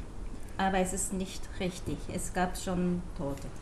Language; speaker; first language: German; non-native, fluent; Japanese